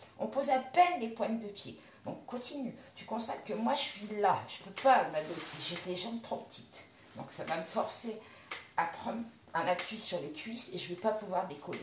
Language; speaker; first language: French; native; French